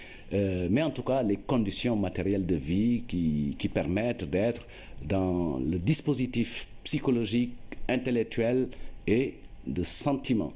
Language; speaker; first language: French; non-native, local second language; Wolof